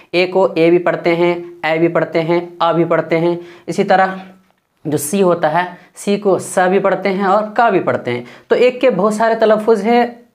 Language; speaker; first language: Urdu; native; Urdu